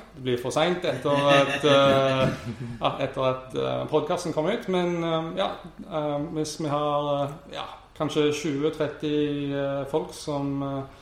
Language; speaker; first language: Norwegian; non-native, fluent; English